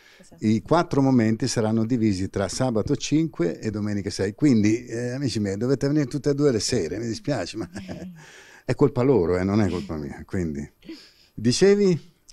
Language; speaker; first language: Italian; native; Italian